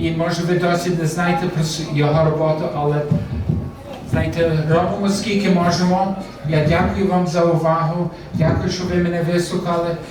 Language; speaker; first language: Ukrainian; early bilingual, heritage; Ukrainian